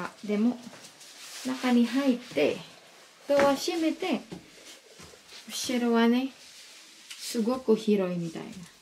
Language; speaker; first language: Japanese; non-native, learner; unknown